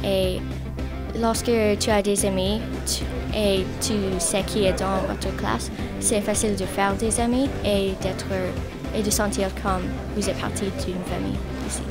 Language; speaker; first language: French; non-native, local second language; English